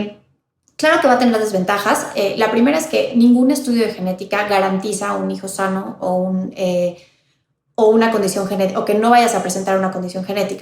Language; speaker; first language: Spanish; native; Spanish